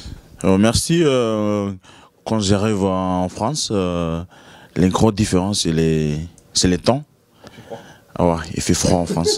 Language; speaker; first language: French; non-native, learner; Fijian